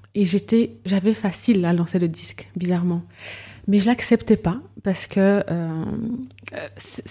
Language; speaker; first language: French; non-native, local second language; Arabic